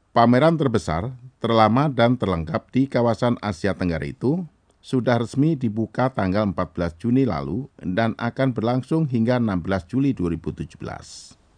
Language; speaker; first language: Indonesian; native; Indonesian